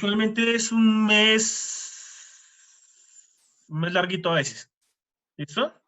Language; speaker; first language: Spanish; native; Spanish